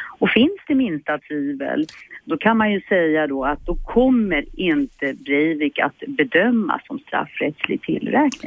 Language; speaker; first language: Swedish; native; Swedish